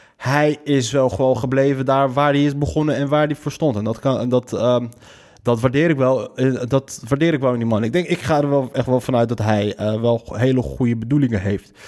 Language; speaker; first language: Dutch; early bilingual, other home language; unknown